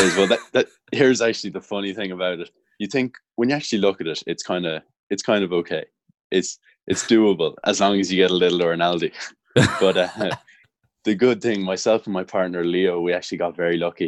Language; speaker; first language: English; native; English